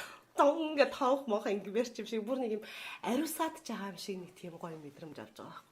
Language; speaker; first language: Mongolian; native; Mongolian